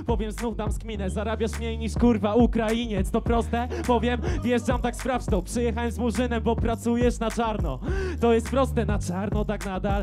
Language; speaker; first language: Polish; native; Polish